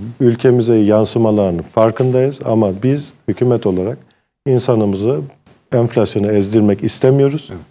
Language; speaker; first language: Turkish; early bilingual, heritage; Turkish